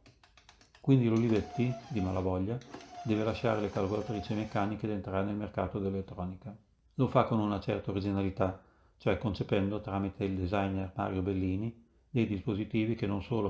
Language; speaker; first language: Italian; native; Italian